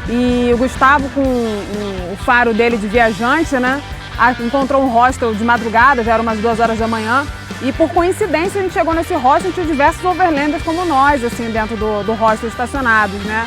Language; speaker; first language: Portuguese; native; Portuguese